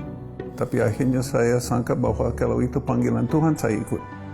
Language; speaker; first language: Indonesian; non-native, fluent; English